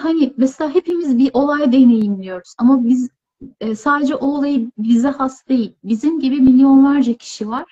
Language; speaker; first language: Turkish; native; Turkish